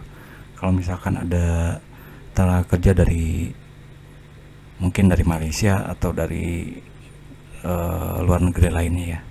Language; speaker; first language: Indonesian; native; Indonesian